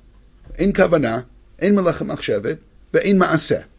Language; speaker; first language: Hebrew; non-native, fluent; English